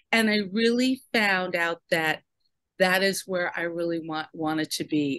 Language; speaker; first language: English; native; English